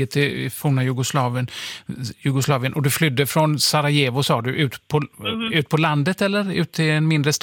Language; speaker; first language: Swedish; native; Swedish